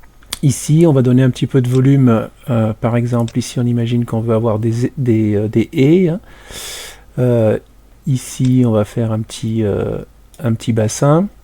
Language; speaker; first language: French; native; French